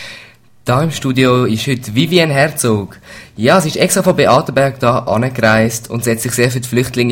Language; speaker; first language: German; native; German